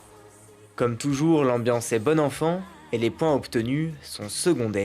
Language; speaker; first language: French; native; French